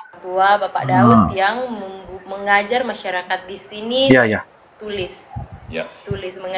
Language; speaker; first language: Indonesian; native; Indonesian